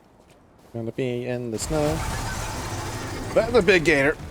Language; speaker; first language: English; native; English